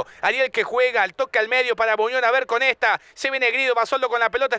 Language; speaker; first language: Spanish; native; Spanish